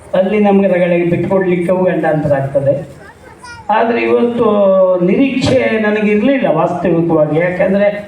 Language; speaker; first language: Kannada; native; Kannada